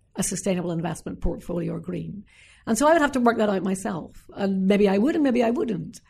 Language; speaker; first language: English; native; English